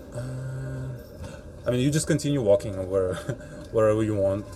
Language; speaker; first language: English; non-native, fluent; Russian